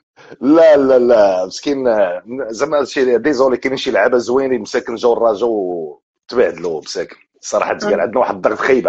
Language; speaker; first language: Arabic; native; Arabic